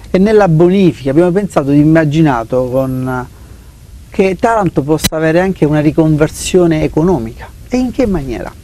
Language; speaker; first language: Italian; native; Italian